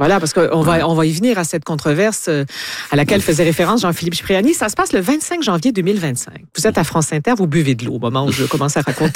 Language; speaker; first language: French; native; French